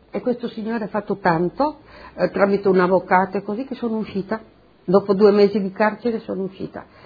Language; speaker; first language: Italian; non-native, local second language; Slovenian